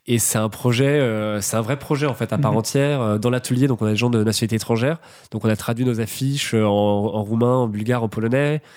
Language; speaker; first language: French; native; French